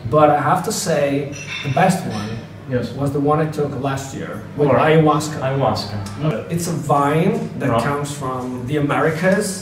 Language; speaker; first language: English; native; English